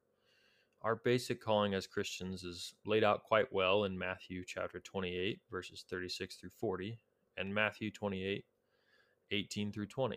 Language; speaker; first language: English; native; English